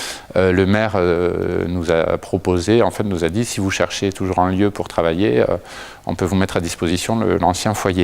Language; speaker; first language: French; native; French